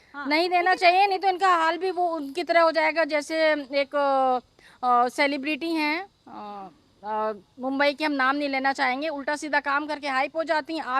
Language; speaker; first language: Hindi; native; Hindi